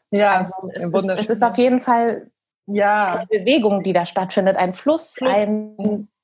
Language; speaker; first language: German; native; German